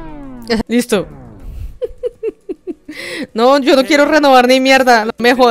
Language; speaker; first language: Spanish; native; Spanish